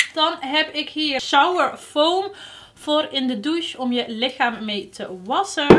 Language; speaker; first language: Dutch; early bilingual, other home language; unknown